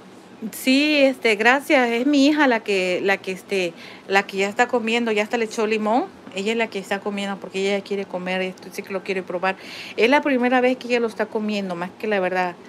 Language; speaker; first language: Spanish; native; Spanish